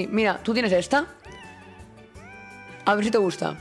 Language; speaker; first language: Spanish; native; Spanish